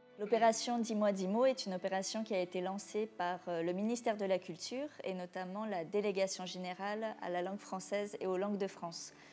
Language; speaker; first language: French; native; French